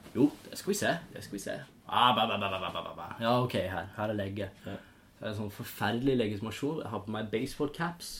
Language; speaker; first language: Norwegian; non-native, fluent; English